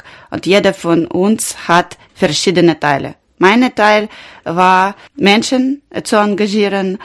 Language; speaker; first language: German; non-native, learner; Ukrainian